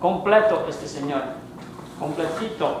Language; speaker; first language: Spanish; non-native, fluent; Portuguese